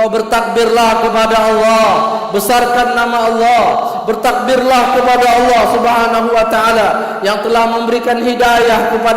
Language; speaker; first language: Indonesian; native; Indonesian